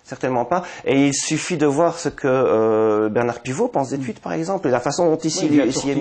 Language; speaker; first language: French; native; French